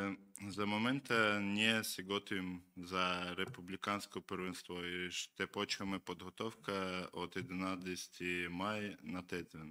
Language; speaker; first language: Bulgarian; non-native, learner; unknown